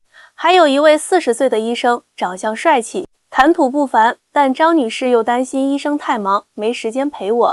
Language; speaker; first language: Chinese; native; Chinese